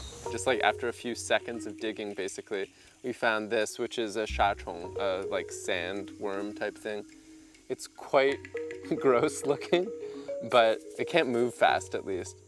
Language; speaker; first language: English; native; English